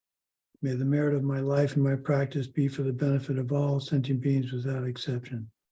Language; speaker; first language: English; native; English